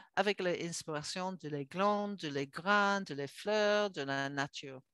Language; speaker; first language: French; non-native, learner; English